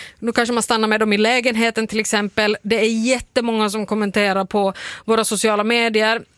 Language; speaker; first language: Swedish; native; Swedish